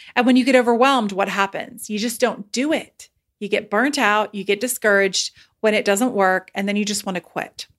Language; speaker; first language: English; native; English